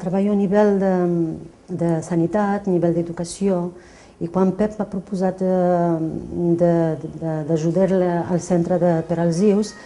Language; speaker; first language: Catalan; non-native, fluent; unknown